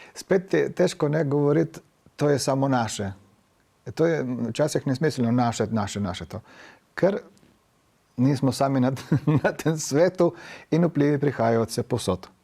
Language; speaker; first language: Slovenian; native; Slovenian